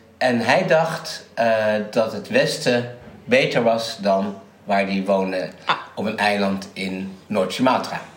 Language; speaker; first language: Dutch; native; Dutch